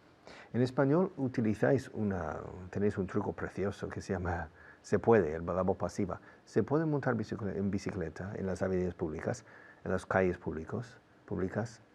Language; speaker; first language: Spanish; non-native, fluent; English